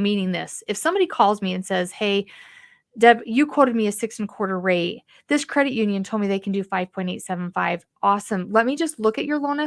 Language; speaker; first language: English; native; English